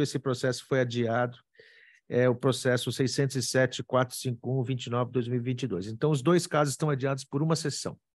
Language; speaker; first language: Portuguese; native; Portuguese